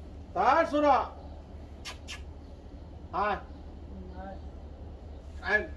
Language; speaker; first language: Arabic; non-native, learner; Bangla